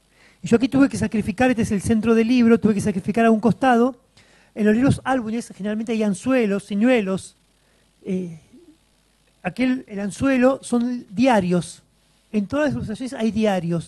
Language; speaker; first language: Spanish; native; Spanish